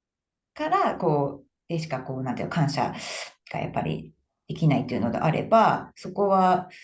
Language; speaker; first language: Japanese; native; Japanese